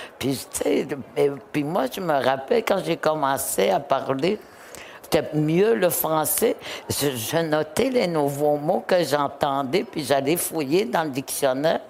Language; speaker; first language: French; non-native, local second language; Innu-aimun